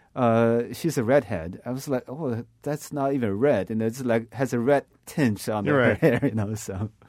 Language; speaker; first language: English; non-native, fluent; Chinese